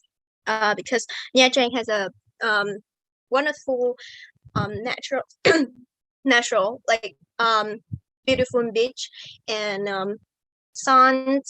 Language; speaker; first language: English; non-native, learner; Vietnamese